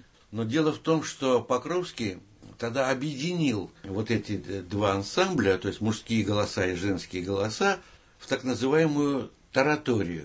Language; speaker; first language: Russian; native; Russian